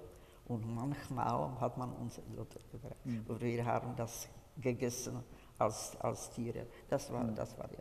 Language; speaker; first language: German; non-native, fluent; Czech